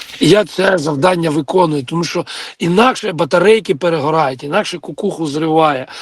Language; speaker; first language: Ukrainian; non-native, local second language; Russian